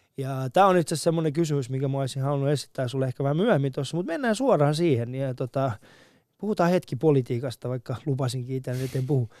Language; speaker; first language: Finnish; early bilingual, other home language; Persian